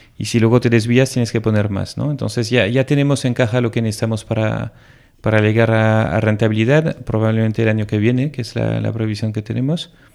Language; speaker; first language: Spanish; non-native, fluent; French